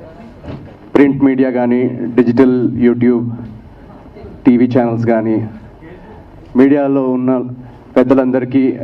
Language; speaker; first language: Telugu; native; Telugu